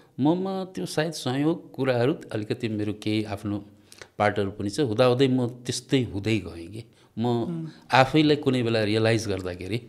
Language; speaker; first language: Nepali; non-native, local second language; Maithili